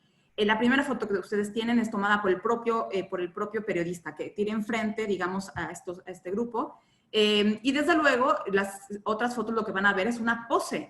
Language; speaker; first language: Spanish; native; Spanish